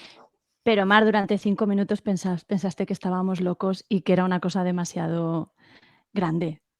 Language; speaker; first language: Spanish; native; Spanish